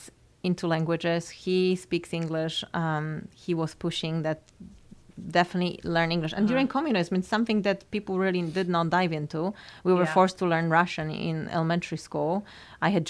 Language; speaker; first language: English; non-native, fluent; Polish